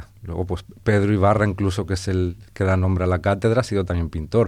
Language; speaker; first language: Spanish; native; Spanish